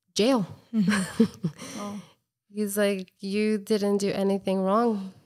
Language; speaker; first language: English; native; English